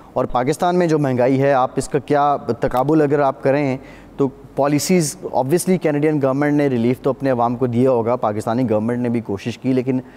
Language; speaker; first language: Urdu; native; Urdu